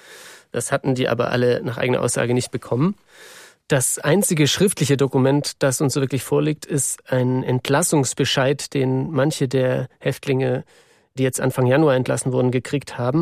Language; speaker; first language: German; native; German